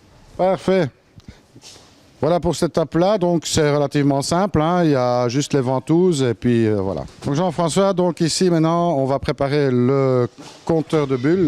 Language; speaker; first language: French; native; French